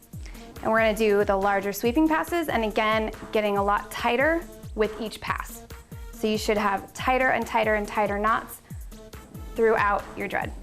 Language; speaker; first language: English; native; English